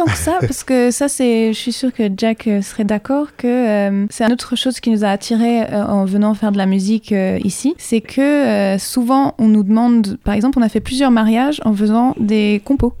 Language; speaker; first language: French; native; French